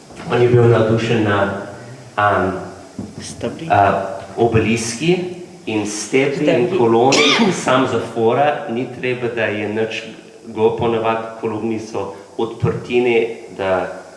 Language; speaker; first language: Slovenian; non-native, learner; English